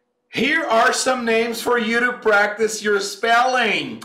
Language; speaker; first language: English; non-native, fluent; Portuguese